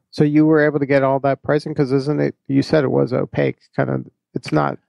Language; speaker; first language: English; native; English